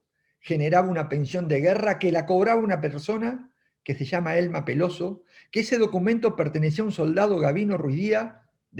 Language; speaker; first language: Spanish; native; Spanish